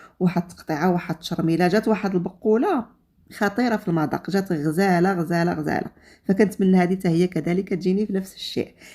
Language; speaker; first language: Arabic; native; Arabic